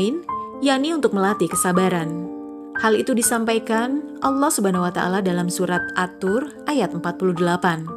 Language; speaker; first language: Indonesian; native; Indonesian